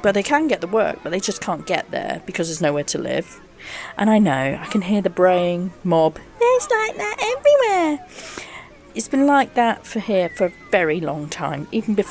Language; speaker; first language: English; native; English